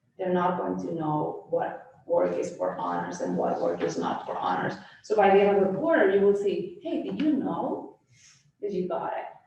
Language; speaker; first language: English; non-native, fluent; Spanish